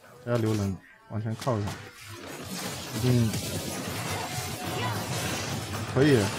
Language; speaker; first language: Chinese; native; Chinese